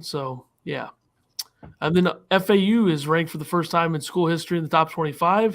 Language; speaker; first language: English; native; English